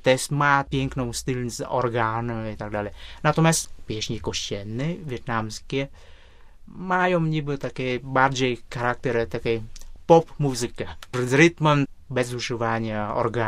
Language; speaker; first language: Polish; non-native, fluent; Vietnamese